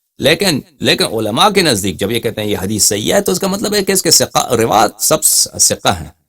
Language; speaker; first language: Urdu; non-native, fluent; Persian